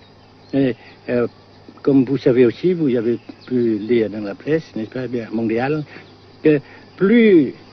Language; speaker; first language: French; non-native, fluent; Vietnamese